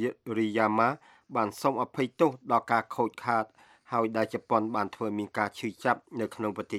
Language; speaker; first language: Khmer; native; Khmer